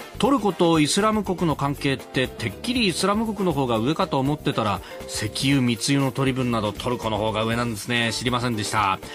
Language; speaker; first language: Japanese; native; Japanese